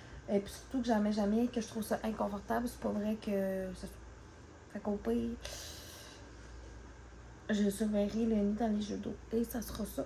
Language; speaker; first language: French; native; French